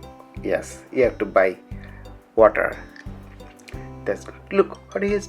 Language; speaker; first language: English; non-native, learner; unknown